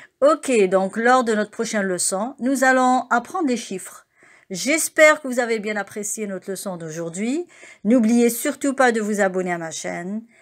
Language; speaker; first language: French; native; French